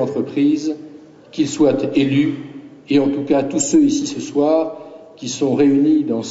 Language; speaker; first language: French; native; French